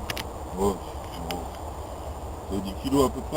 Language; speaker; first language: French; native; French